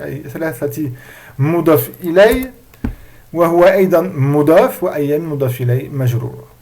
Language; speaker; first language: Arabic; non-native, fluent; French